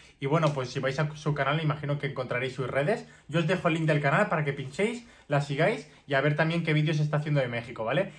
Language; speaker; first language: Spanish; native; Spanish